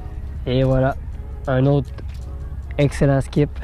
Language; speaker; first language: French; native; French